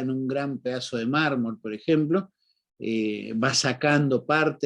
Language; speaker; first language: Spanish; native; Spanish